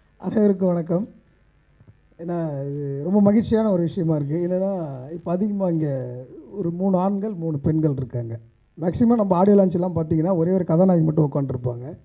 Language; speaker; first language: Tamil; native; Tamil